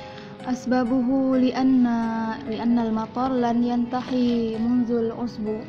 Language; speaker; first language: Arabic; non-native, learner; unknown